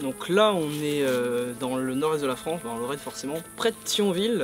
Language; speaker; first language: French; native; French